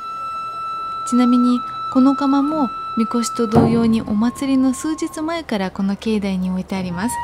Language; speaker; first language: Japanese; non-native, fluent; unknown